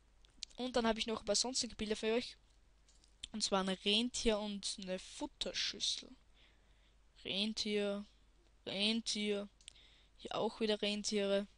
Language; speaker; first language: German; native; German